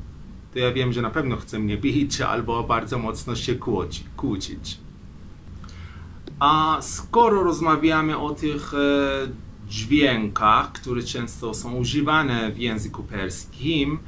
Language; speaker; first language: Polish; non-native, fluent; Persian